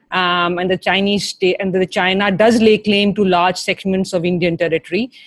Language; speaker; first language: English; non-native, local second language; Hindi